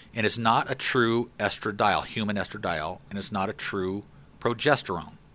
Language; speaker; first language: English; native; English